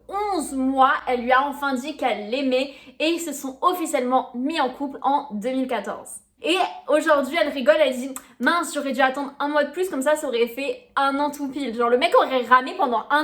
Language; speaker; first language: French; native; French